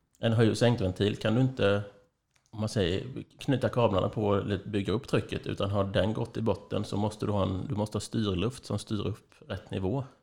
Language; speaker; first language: Swedish; native; Swedish